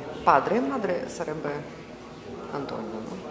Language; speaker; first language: Italian; non-native, learner; Ukrainian